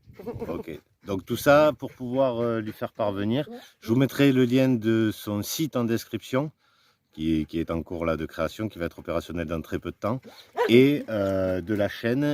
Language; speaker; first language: French; native; French